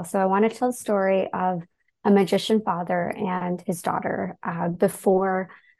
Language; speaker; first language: English; native; English